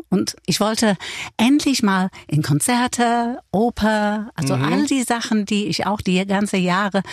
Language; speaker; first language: German; non-native, fluent; English